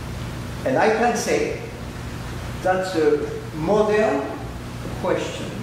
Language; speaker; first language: English; non-native, learner; French